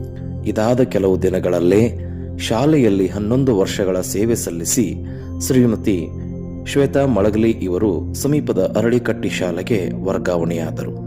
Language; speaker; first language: Kannada; native; Kannada